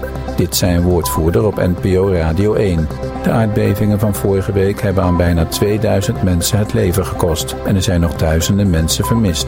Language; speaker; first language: Dutch; native; Dutch